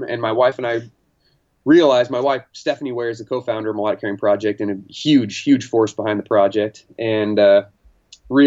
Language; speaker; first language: English; native; English